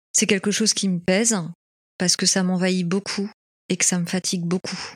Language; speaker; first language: French; native; French